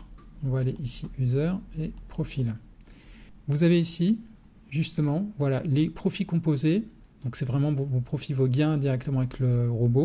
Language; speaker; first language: French; native; French